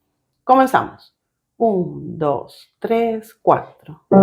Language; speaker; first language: Spanish; native; Spanish